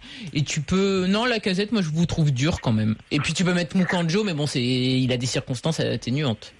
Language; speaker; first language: French; native; French